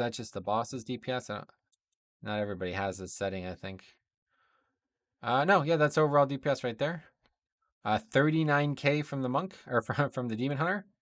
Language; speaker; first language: English; native; English